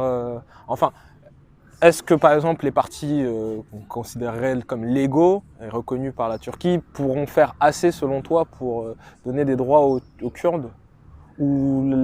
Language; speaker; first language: French; native; French